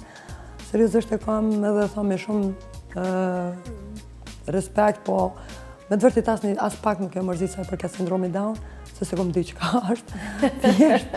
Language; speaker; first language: Albanian; native; Albanian